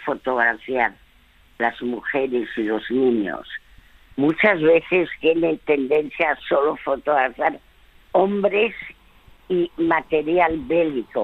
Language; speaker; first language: Spanish; early bilingual, other home language; French